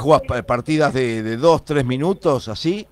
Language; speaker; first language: Spanish; native; Spanish